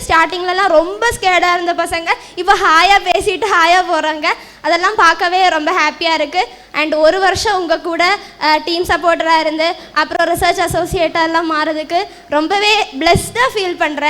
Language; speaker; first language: Tamil; non-native, local second language; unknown